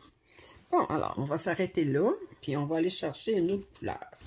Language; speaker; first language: French; native; French